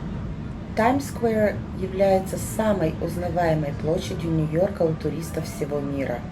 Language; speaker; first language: Russian; native; Russian